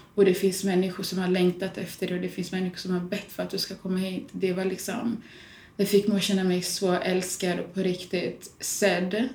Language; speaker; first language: Swedish; early bilingual, other home language; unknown